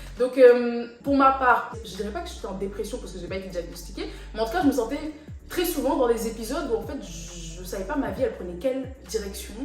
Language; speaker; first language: French; native; French